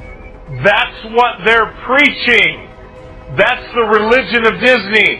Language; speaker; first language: English; native; English